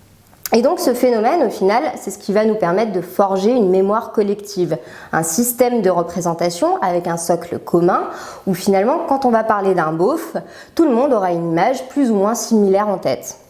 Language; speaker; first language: French; native; French